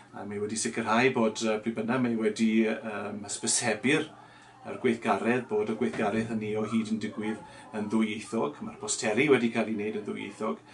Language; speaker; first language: Welsh; native; Welsh